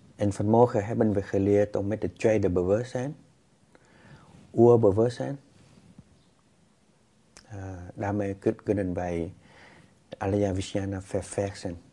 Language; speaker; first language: Dutch; non-native, fluent; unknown